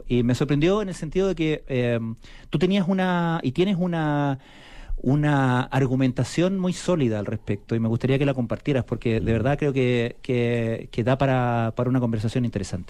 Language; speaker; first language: Spanish; native; Spanish